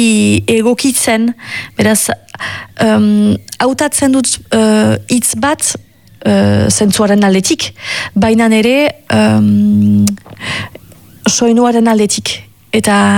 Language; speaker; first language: Basque; native; Basque